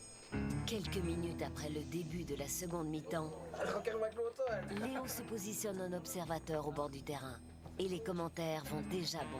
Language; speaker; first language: French; native; French